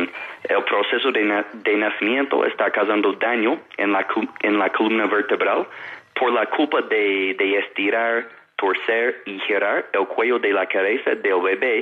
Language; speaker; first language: Spanish; non-native, fluent; English